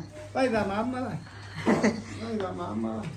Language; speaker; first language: Italian; native; Italian